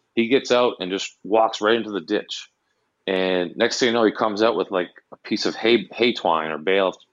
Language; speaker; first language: English; native; English